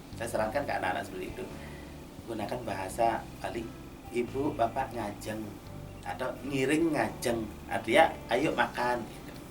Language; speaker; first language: Indonesian; non-native, local second language; Balinese